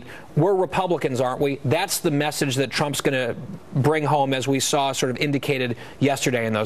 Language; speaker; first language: English; native; English